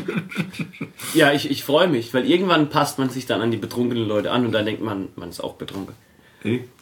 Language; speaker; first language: German; native; German